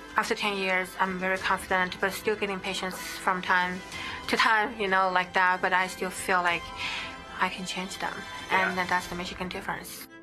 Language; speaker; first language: English; non-native, fluent; Chinese